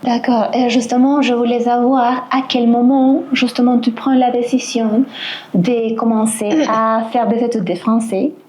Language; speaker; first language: French; non-native, fluent; Spanish